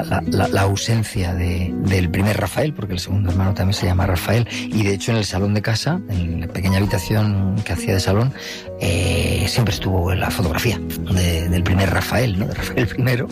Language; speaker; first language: Spanish; native; Spanish